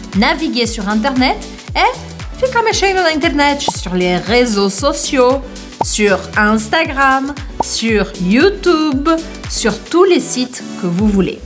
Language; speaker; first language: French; non-native, fluent; Portuguese